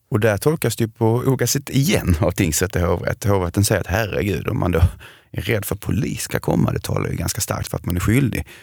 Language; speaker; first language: Swedish; native; Swedish